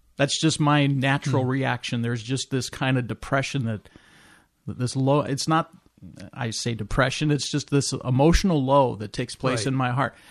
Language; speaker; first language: English; native; English